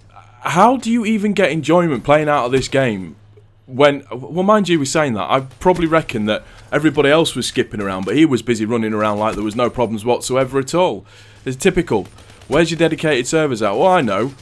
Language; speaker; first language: English; native; English